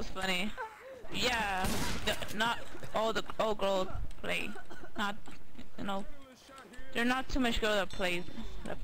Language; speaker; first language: English; non-native, learner; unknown